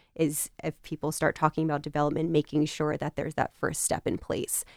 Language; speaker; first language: English; native; English